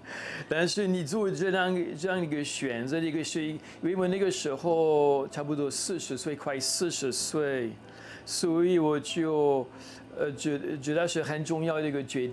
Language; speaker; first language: Chinese; non-native, fluent; French